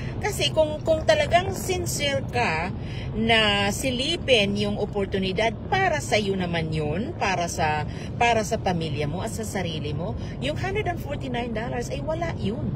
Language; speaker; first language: Filipino; native; Filipino